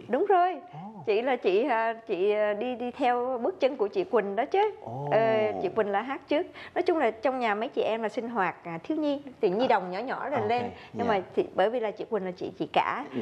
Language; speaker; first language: Vietnamese; native; Vietnamese